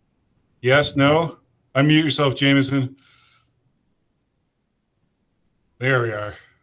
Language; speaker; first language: English; native; English